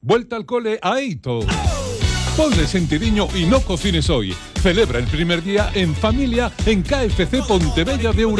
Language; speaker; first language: Spanish; native; Spanish